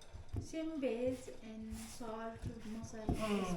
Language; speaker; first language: English; non-native, learner; Nepali